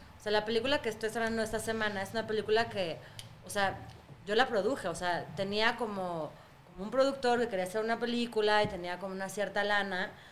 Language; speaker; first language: Spanish; early bilingual, other home language; Russian